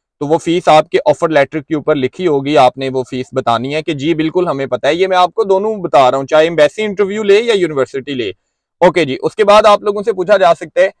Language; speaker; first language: Urdu; non-native, local second language; Punjabi